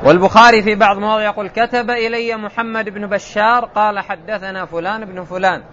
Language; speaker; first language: Arabic; native; Arabic